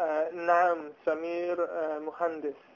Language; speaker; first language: Arabic; non-native, learner; English